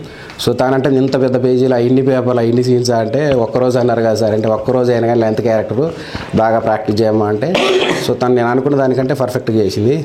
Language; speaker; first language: Telugu; native; Telugu